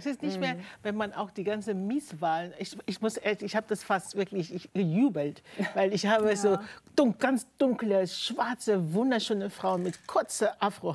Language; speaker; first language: German; non-native, fluent; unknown